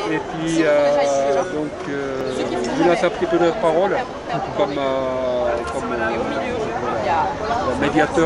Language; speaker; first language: French; non-native, learner; Japanese